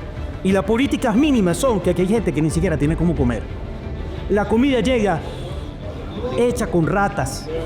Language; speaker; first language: Spanish; native; Spanish